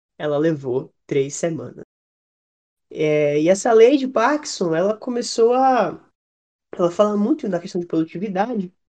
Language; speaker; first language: Portuguese; native; Portuguese